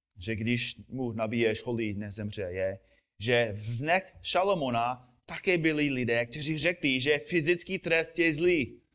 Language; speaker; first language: Czech; non-native, fluent; English